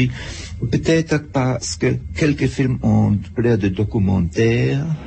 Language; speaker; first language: French; non-native, fluent; German